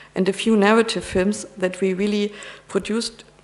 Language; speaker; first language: English; non-native, fluent; German